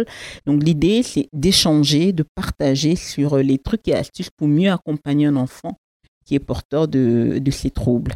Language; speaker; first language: French; native; French